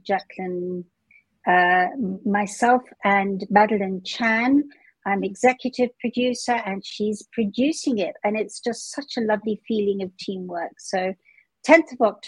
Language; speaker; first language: English; native; English